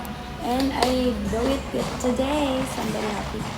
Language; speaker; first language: English; non-native, learner; Filipino